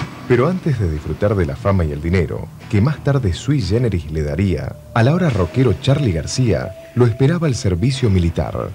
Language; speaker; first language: Spanish; native; Spanish